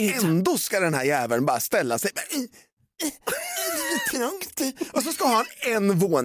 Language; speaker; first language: Swedish; native; Swedish